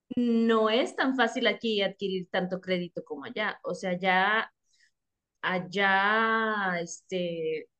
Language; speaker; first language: Spanish; early bilingual, heritage; Spanish